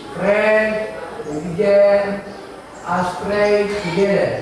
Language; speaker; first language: English; non-native, learner; Indonesian